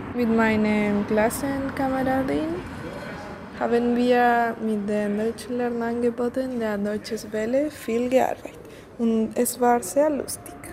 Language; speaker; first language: German; non-native, learner; Spanish